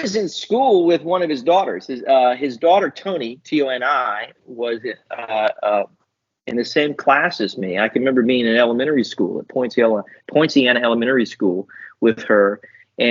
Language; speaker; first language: English; native; English